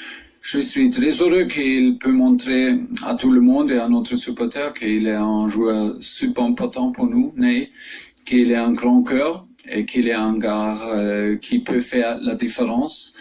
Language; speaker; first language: French; non-native, fluent; German